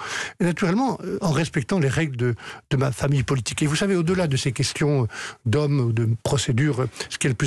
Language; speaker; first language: French; native; French